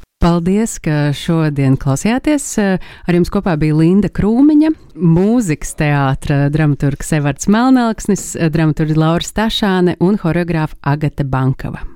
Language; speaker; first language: Latvian; native; Latvian